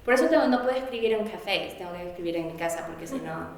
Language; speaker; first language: Spanish; early bilingual, heritage; Spanish